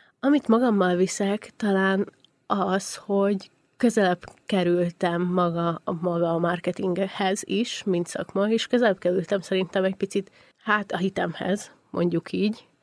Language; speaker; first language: Hungarian; native; Hungarian